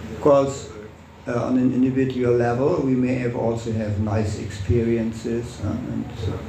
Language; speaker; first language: English; non-native, fluent; German